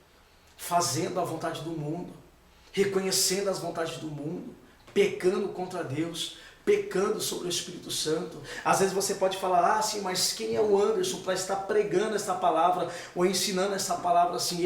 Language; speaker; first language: Portuguese; native; Portuguese